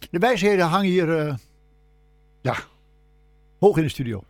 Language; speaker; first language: Dutch; native; Dutch